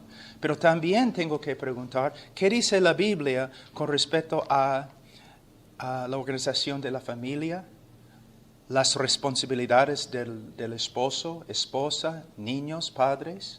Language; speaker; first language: Spanish; non-native, fluent; English